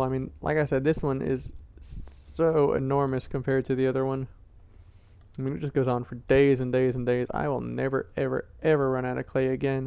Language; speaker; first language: English; native; English